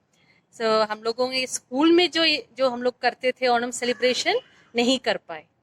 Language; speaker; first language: Hindi; non-native, fluent; Malayalam